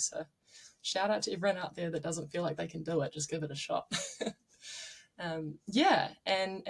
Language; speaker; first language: English; native; English